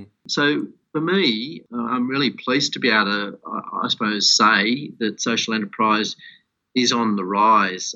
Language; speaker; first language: English; native; English